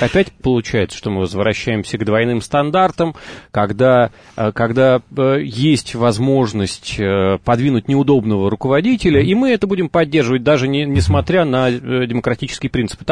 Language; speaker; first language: Russian; native; Russian